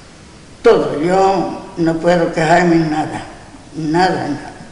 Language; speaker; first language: Spanish; non-native, local second language; Galician